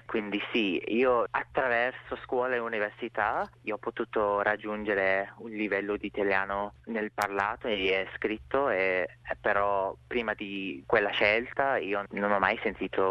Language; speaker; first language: Italian; non-native, fluent; English